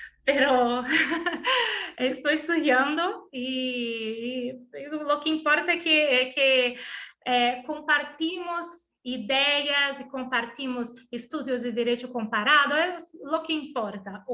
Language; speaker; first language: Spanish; non-native, learner; Portuguese